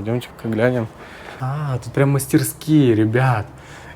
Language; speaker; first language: Russian; native; Russian